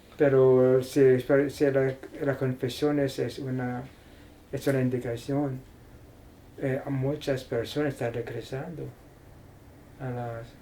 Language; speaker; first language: Spanish; non-native, learner; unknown